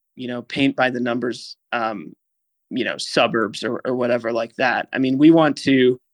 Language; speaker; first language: English; native; English